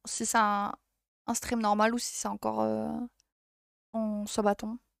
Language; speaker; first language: French; native; French